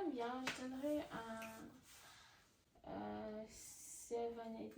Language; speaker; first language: French; non-native, learner; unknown